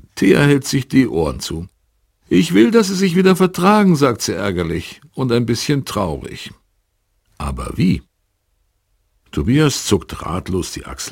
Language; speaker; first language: German; native; German